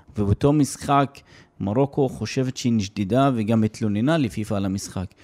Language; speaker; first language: Hebrew; non-native, local second language; Arabic